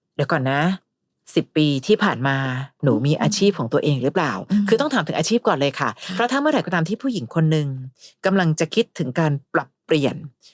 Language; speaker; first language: Thai; native; Thai